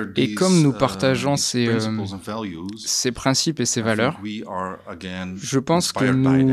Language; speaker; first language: French; non-native, fluent; Dutch